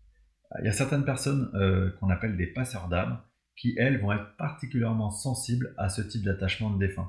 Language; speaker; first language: French; native; French